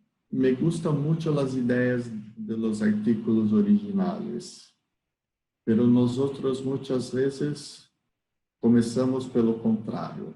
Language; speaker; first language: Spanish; non-native, learner; Portuguese